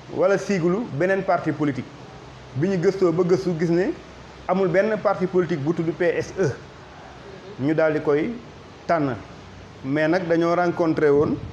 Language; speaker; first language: Wolof; native; Wolof